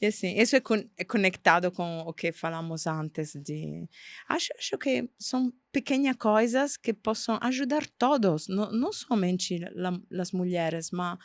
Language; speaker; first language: Portuguese; non-native, fluent; Italian